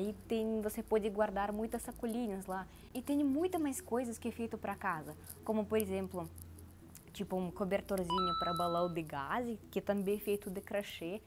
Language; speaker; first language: Portuguese; non-native, learner; Russian